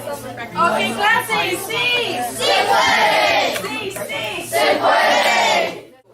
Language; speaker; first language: Spanish; non-native, fluent; English